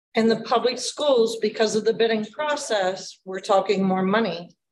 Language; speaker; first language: English; native; English